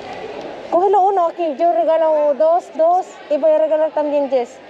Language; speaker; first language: Spanish; non-native, fluent; Filipino